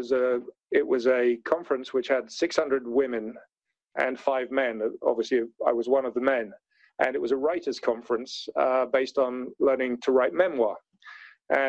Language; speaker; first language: English; native; English